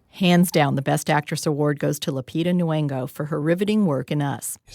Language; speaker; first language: English; native; English